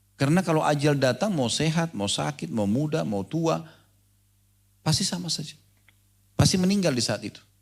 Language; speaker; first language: Indonesian; native; Indonesian